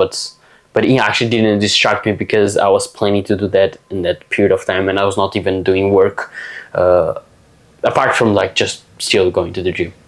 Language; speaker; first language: English; non-native, fluent; Portuguese